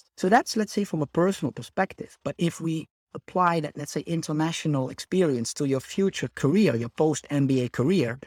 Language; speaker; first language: English; non-native, fluent; Dutch